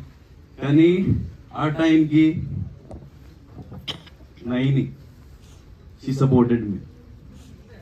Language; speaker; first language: Telugu; non-native, learner; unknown